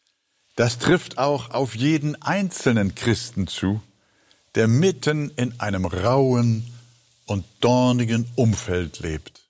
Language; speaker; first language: German; native; German